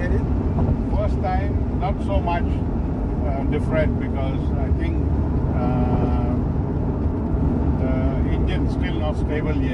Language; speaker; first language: English; non-native, fluent; Thai